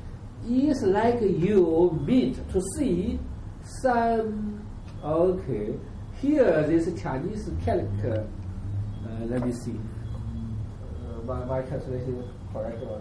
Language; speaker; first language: English; non-native, learner; Chinese